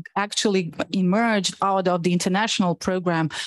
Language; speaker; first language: English; non-native, fluent; Bosnian